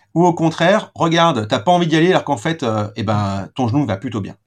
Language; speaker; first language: French; native; French